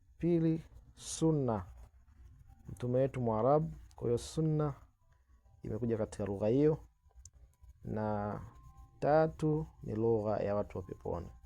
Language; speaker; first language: Swahili; native; Swahili